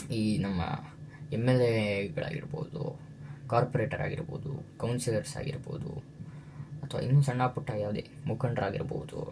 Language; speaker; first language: Kannada; native; Kannada